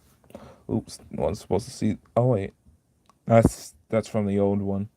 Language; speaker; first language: English; native; English